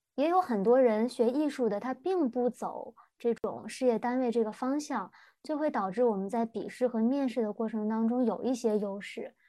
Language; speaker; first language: Chinese; native; Chinese